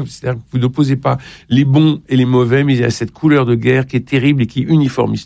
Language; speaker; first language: French; native; French